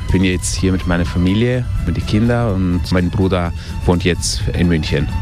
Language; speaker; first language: German; early bilingual, heritage; German